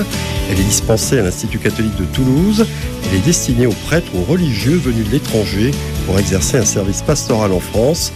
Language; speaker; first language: French; native; French